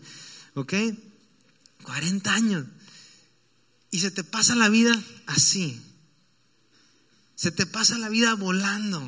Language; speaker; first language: Spanish; native; Spanish